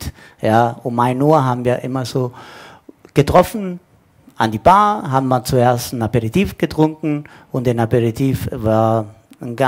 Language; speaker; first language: German; non-native, fluent; Italian